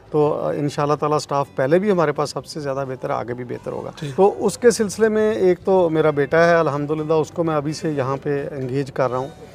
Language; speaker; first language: Urdu; non-native, local second language; Punjabi